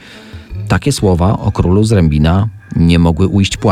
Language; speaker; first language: Polish; native; Polish